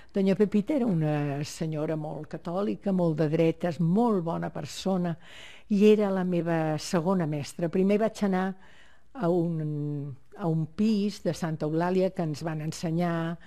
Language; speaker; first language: Catalan; native; Catalan